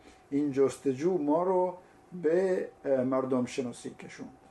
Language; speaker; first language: Persian; non-native, fluent; Italian